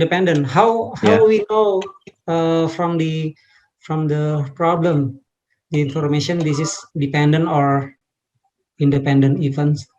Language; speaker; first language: English; non-native, learner; Indonesian